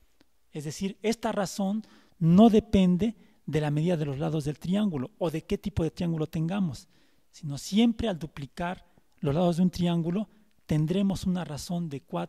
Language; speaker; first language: Spanish; native; Spanish